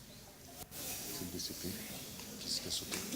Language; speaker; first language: French; native; French